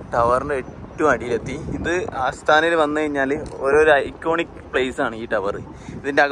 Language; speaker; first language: English; non-native, local second language; Malayalam